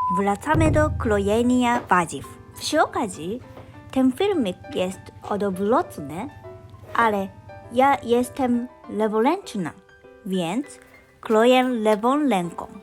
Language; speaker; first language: Polish; non-native, learner; Japanese